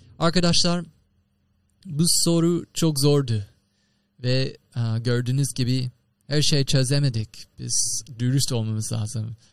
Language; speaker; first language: Turkish; non-native, fluent; English